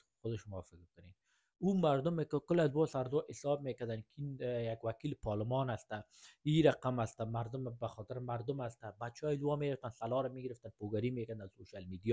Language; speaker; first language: Persian; native; Persian